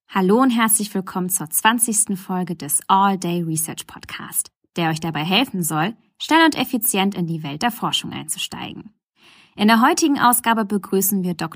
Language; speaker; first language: German; native; German